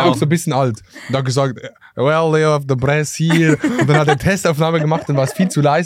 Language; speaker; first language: German; native; German